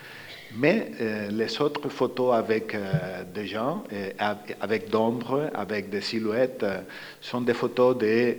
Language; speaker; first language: French; non-native, fluent; Spanish